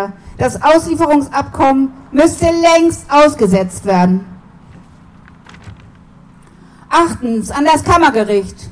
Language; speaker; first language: German; native; German